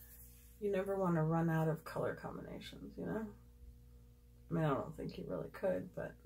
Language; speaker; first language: English; native; English